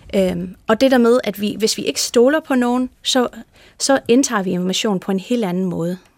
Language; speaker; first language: Danish; non-native, fluent; English